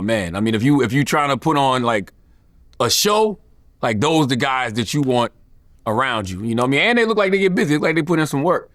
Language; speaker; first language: English; native; English